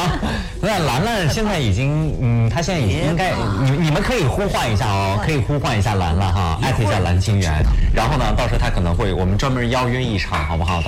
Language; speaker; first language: Chinese; native; Chinese